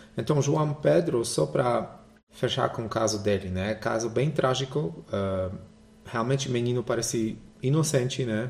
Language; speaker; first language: Portuguese; non-native, fluent; Polish